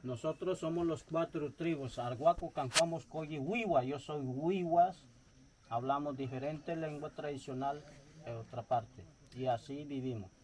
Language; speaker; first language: Spanish; non-native, local second language; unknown